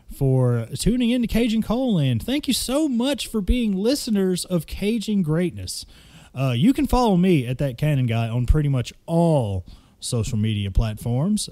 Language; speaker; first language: English; native; English